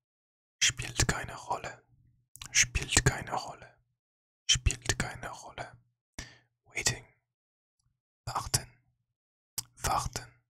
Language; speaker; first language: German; non-native, learner; English